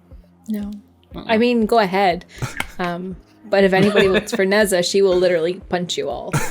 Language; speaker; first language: English; native; English